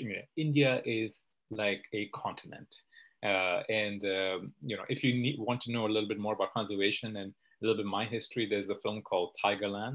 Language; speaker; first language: English; non-native, local second language; Hindi